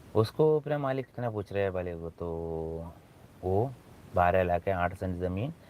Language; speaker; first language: Hindi; non-native, local second language; Malayalam